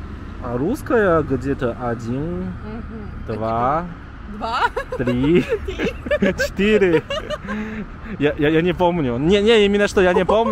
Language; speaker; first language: Russian; non-native, learner; Chinese